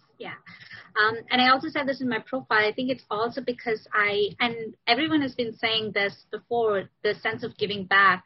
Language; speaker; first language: English; non-native, local second language; Sinhala